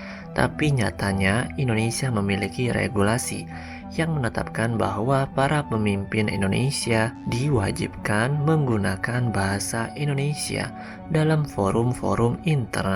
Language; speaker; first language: Indonesian; native; Indonesian